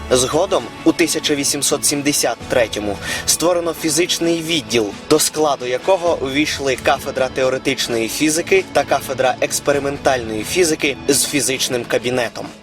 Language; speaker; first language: Ukrainian; native; Ukrainian